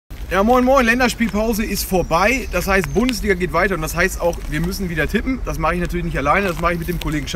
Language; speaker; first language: German; native; German